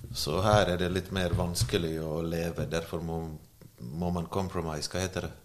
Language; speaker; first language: Norwegian; early bilingual, other home language; Bosnian